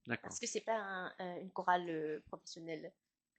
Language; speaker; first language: French; non-native, learner; Chinese